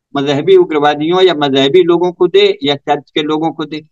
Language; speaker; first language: Hindi; native; Hindi